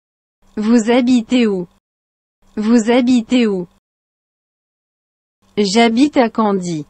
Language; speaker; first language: French; non-native, fluent; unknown